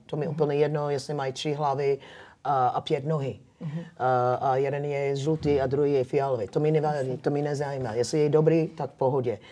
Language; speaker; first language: Czech; non-native, fluent; English